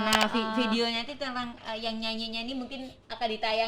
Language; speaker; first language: Indonesian; native; Indonesian